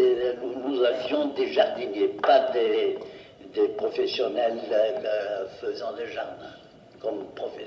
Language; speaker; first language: French; non-native, fluent; Portuguese